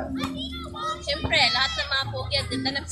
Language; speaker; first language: Filipino; non-native, learner; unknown